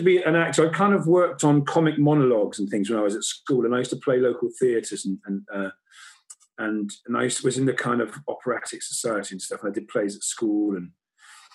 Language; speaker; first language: English; native; English